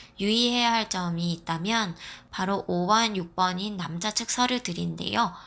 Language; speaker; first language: Korean; non-native, fluent; Vietnamese